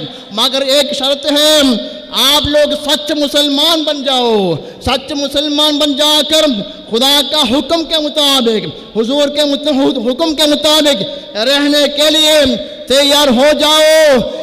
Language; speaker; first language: Hindi; non-native, local second language; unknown